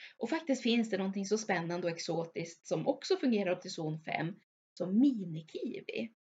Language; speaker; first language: Swedish; native; Swedish